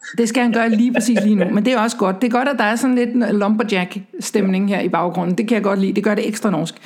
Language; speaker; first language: Danish; native; Danish